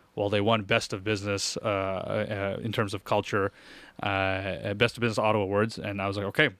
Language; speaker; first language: English; native; English